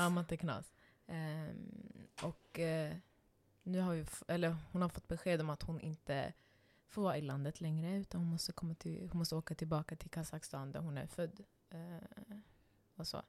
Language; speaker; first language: Swedish; non-native, local second language; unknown